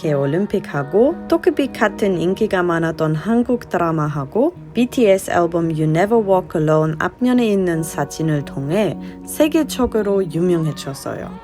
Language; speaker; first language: Korean; non-native, learner; German